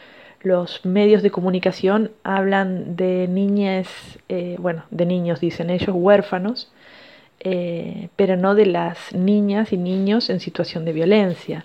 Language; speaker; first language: Spanish; native; Spanish